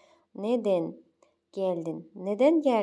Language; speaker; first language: Turkish; non-native, fluent; Kazakh